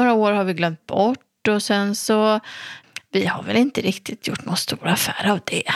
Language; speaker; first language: Swedish; native; Swedish